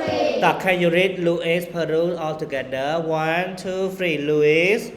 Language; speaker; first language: English; non-native, fluent; Khmer